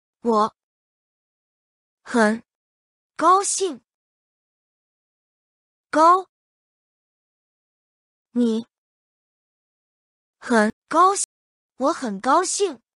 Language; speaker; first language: Chinese; non-native, learner; English